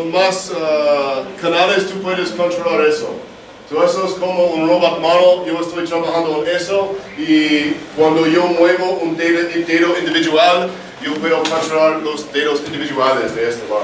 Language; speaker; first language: Spanish; non-native, learner; English